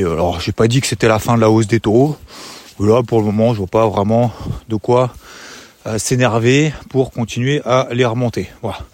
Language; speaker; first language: French; native; French